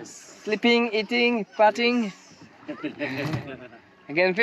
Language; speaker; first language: English; non-native, learner; French